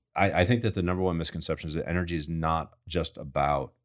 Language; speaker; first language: English; native; English